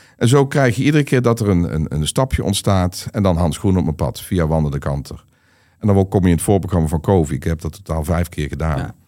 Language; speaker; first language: Dutch; native; Dutch